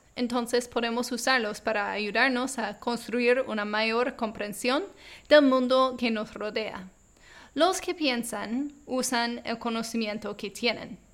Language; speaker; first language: Spanish; non-native, fluent; English